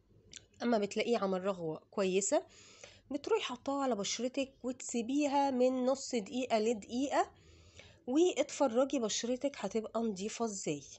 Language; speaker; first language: Arabic; native; Arabic